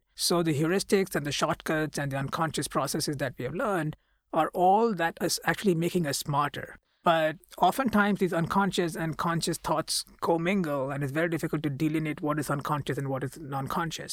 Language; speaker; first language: English; non-native, local second language; Malayalam